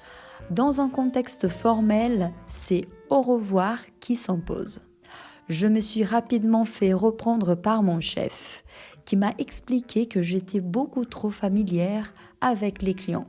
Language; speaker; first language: French; non-native, fluent; Portuguese